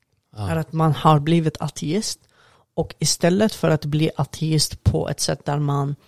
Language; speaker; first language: Swedish; non-native, fluent; Arabic